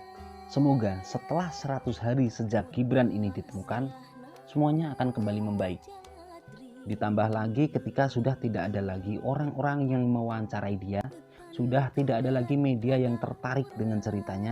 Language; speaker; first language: Indonesian; native; Indonesian